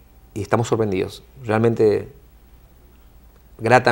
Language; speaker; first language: Spanish; native; Spanish